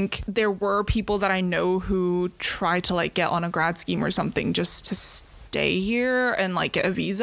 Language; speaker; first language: English; non-native, local second language; Cantonese